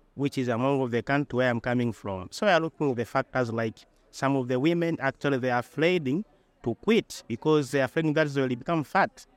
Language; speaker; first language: English; non-native, local second language; Swahili